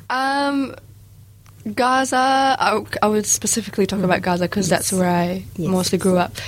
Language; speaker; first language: English; early bilingual, other home language; Arabic